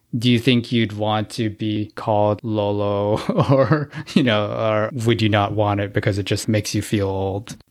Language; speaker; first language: English; native; English